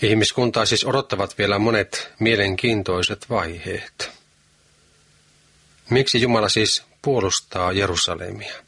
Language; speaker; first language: Finnish; native; Finnish